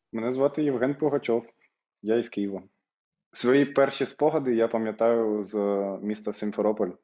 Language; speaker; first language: Ukrainian; non-native, local second language; Russian